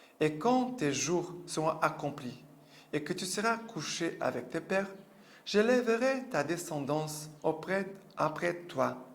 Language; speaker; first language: French; non-native, fluent; Portuguese